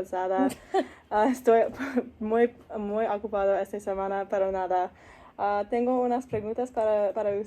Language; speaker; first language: Spanish; non-native, learner; English